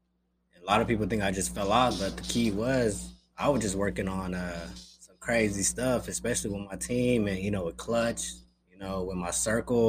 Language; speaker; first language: English; early bilingual, other home language; Spanish